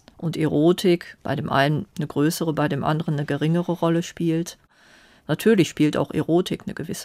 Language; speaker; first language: German; native; German